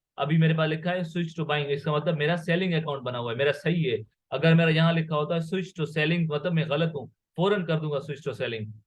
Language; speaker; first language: Urdu; non-native, local second language; Sindhi